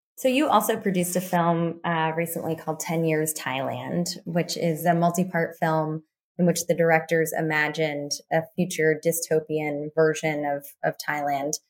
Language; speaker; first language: English; native; English